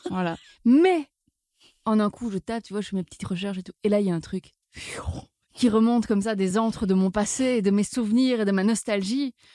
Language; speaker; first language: French; native; French